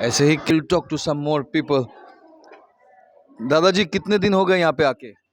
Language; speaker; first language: Hindi; native; Hindi